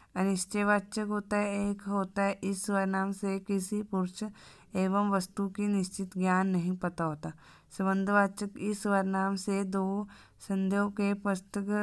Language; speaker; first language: Hindi; non-native, local second language; Punjabi